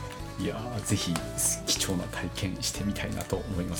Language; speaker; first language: Japanese; native; Japanese